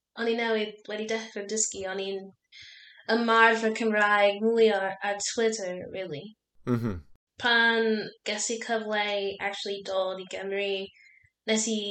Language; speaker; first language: Welsh; non-native, learner; English